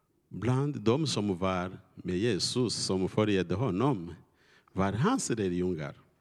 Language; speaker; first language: Swedish; non-native, learner; Kinyarwanda